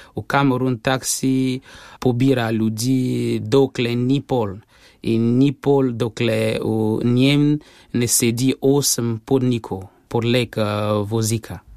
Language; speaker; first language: Slovenian; non-native, fluent; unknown